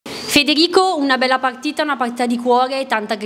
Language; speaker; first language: Italian; native; Italian